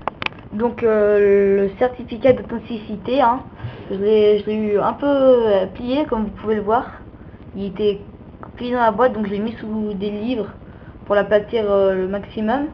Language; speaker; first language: French; native; French